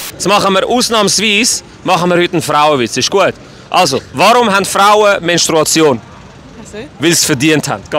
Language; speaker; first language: German; native; German